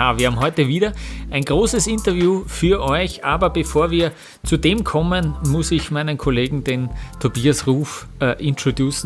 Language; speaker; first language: German; native; German